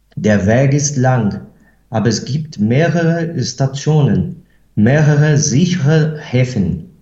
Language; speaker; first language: German; non-native, fluent; Portuguese